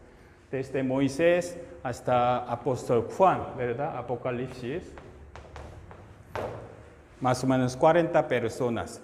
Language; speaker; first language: Spanish; non-native, fluent; Korean